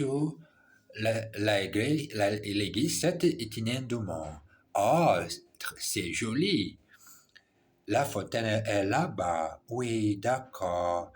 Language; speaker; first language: French; non-native, learner; English